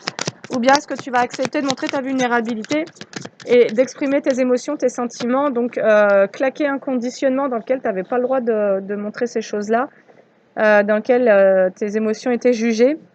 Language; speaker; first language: French; native; French